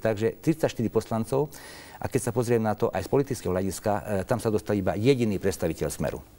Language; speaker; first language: Slovak; non-native, local second language; Hungarian